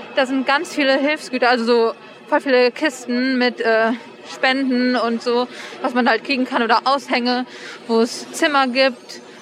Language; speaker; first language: German; native; German